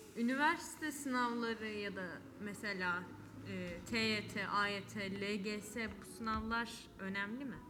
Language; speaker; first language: Turkish; native; Turkish